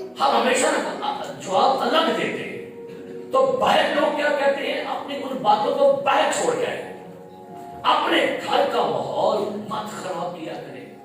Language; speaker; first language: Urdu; non-native, local second language; Punjabi